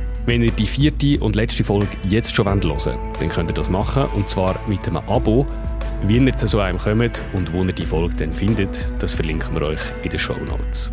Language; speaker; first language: German; native; German